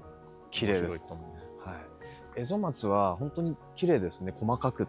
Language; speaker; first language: Japanese; native; Japanese